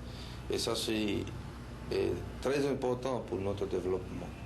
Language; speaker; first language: French; non-native, fluent; Spanish